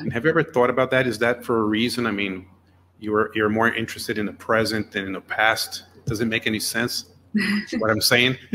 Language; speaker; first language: English; non-native, fluent; Portuguese